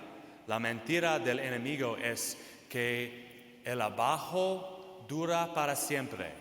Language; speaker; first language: Spanish; non-native, fluent; English